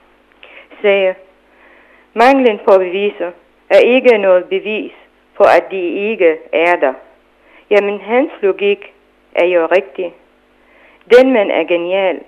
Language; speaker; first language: Danish; non-native, fluent; Arabic